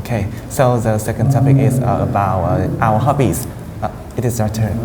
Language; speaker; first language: English; non-native, fluent; Vietnamese